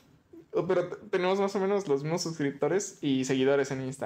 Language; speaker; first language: Spanish; native; Spanish